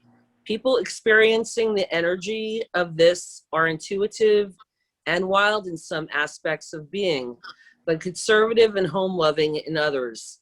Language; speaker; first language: English; native; English